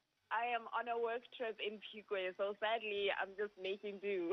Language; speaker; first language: English; non-native, local second language; Tswana